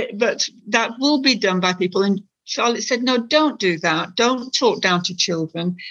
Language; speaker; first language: English; native; English